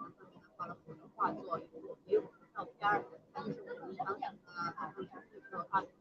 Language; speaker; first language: Chinese; native; Chinese